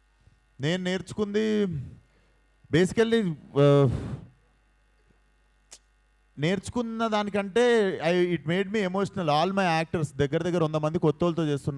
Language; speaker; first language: Telugu; native; Telugu